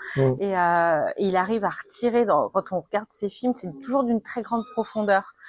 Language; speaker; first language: French; early bilingual, other home language; Spanish